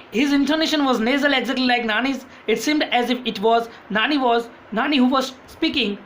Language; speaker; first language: English; non-native, local second language; Gujarati